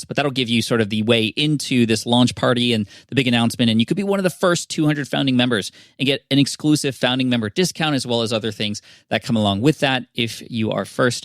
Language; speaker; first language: English; native; English